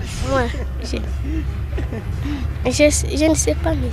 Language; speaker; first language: French; non-native, learner; Swahili